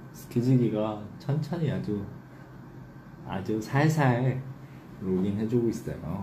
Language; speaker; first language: Korean; early bilingual, heritage; English